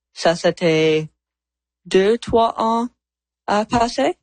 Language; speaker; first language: French; non-native, learner; English